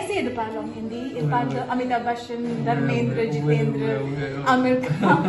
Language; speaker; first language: French; non-native, learner; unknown